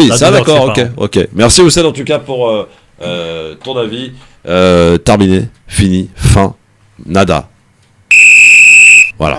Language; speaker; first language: French; native; French